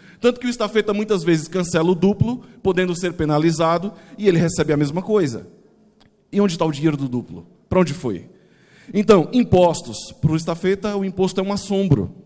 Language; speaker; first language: Portuguese; native; Portuguese